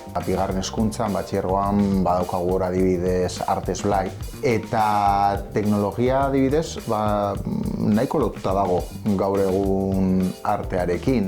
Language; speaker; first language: Basque; non-native, local second language; Spanish